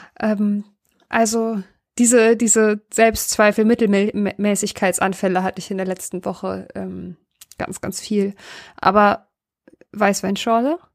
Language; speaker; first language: German; native; German